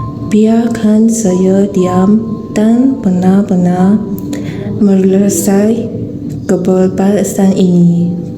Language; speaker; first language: Malay; non-native, learner; Chinese